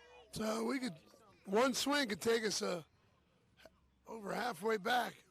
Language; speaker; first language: English; native; English